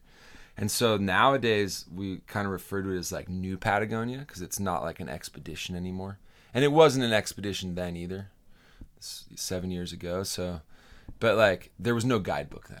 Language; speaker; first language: English; native; English